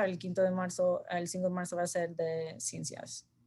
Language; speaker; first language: Spanish; early bilingual, heritage; Spanish